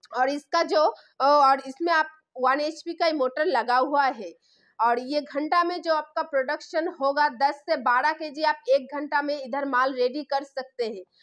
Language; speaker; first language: Hindi; non-native, local second language; Bangla